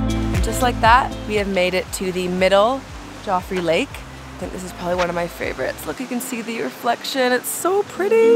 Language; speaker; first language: English; native; English